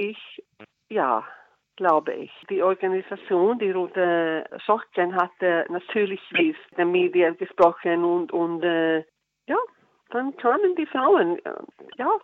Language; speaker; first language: German; non-native, learner; Icelandic